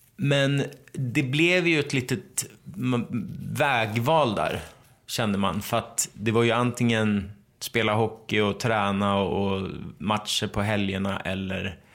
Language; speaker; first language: Swedish; native; Swedish